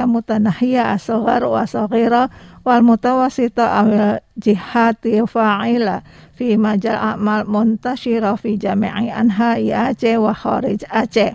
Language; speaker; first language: Arabic; non-native, fluent; Indonesian